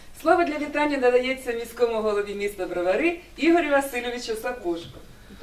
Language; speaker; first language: Ukrainian; native; Ukrainian